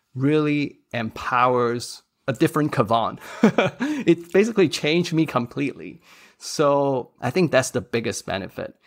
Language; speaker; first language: English; non-native, local second language; Cantonese